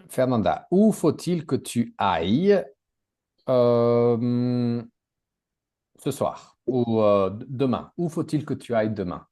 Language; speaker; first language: French; native; French